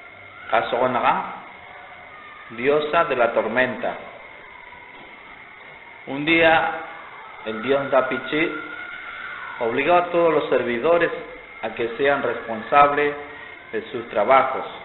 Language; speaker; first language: Spanish; non-native, local second language; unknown